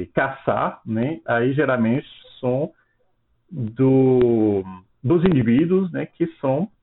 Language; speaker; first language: Portuguese; non-native, fluent; French